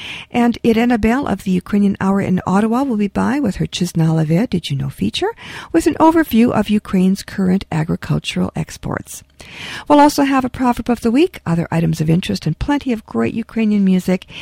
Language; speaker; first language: English; early bilingual, other home language; Ukrainian